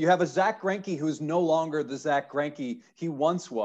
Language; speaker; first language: English; native; English